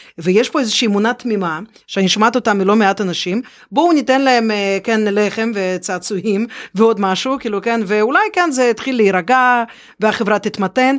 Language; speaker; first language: Hebrew; non-native, fluent; Russian